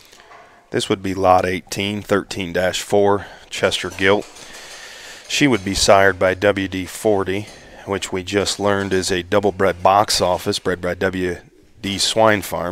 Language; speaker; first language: English; native; English